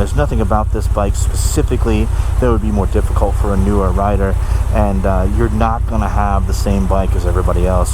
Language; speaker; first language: English; native; English